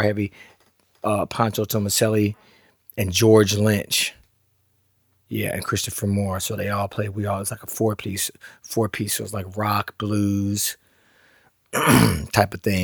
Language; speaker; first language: English; native; English